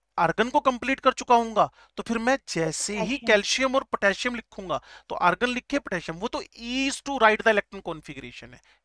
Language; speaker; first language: Hindi; native; Hindi